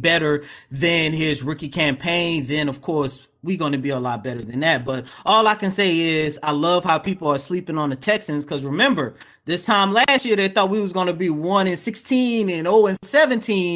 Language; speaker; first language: English; native; English